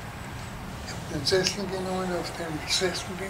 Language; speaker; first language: German; native; German